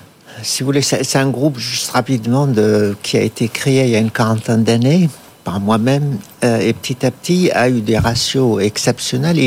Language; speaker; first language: French; non-native, fluent; Arabic